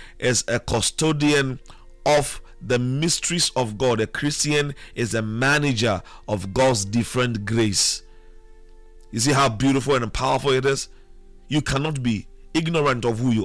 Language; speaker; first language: English; non-native, local second language; Akan